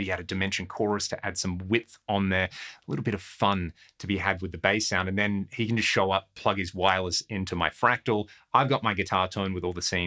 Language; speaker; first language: English; native; English